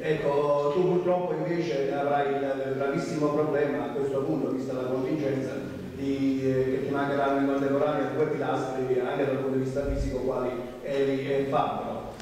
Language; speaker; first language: Italian; native; Italian